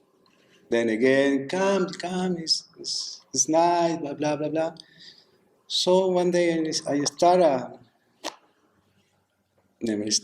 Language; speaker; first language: English; non-native, learner; Spanish